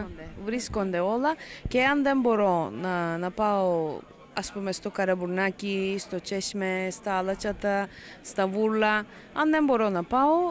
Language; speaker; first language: Greek; early bilingual, heritage; Greek